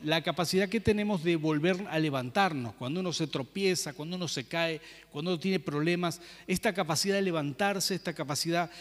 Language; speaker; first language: Spanish; native; Spanish